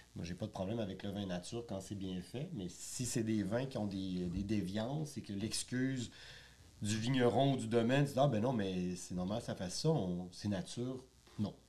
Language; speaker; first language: French; native; French